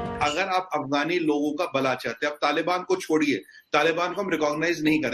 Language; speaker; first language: Hindi; native; Hindi